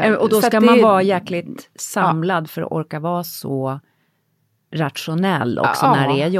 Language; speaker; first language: Swedish; native; Swedish